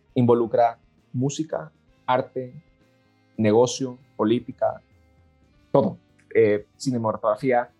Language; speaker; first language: Spanish; native; Spanish